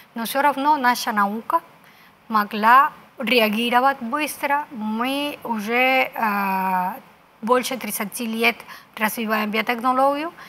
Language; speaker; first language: Russian; non-native, fluent; Spanish